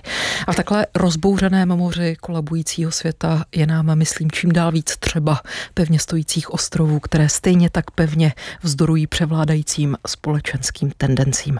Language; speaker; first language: Czech; native; Czech